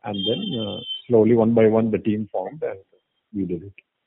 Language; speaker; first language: English; non-native, local second language; Tamil